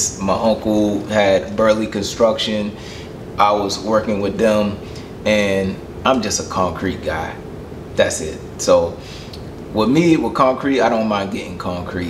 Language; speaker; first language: English; native; English